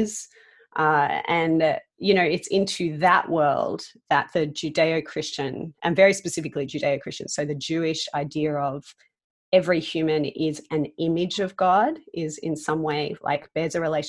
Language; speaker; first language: English; native; English